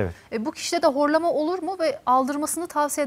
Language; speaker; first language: Turkish; native; Turkish